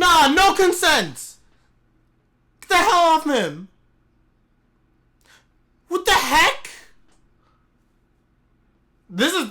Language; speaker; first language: English; native; English